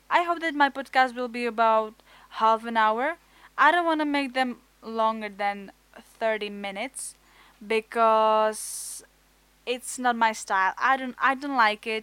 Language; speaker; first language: English; non-native, fluent; Czech